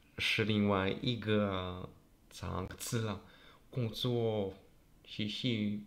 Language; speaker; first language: Chinese; non-native, learner; Polish